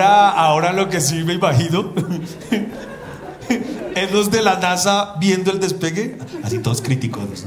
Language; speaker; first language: Spanish; native; Spanish